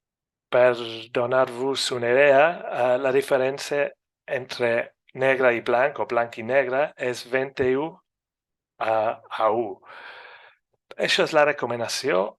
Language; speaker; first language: Catalan; non-native, fluent; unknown